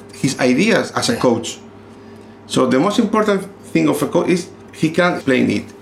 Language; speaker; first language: English; non-native, learner; Spanish